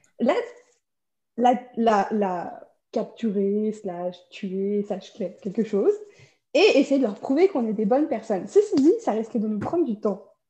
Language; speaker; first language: French; native; French